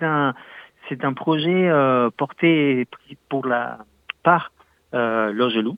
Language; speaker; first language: French; non-native, fluent; Spanish